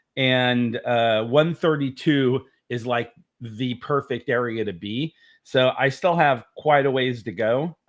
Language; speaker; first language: English; native; English